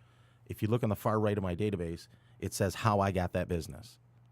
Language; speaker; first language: English; native; English